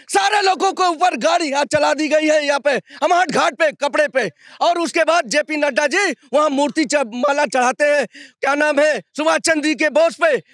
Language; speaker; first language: Hindi; native; Hindi